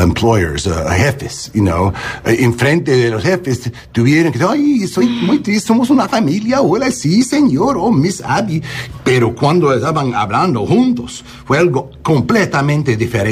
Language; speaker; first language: Spanish; non-native, learner; English